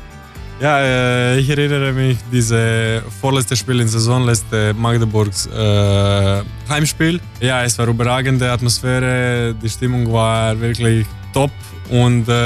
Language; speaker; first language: German; non-native, learner; Croatian